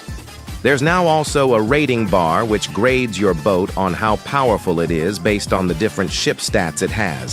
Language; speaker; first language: English; native; English